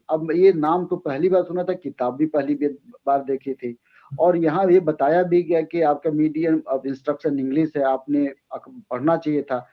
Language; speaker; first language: Hindi; native; Hindi